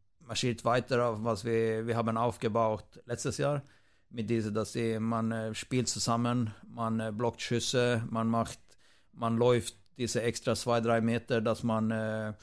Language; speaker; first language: German; non-native, fluent; Swedish